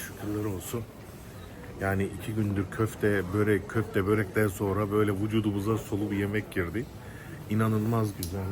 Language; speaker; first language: Turkish; native; Turkish